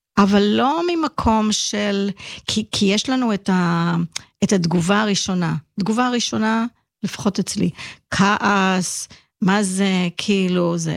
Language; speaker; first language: Hebrew; early bilingual, other home language; English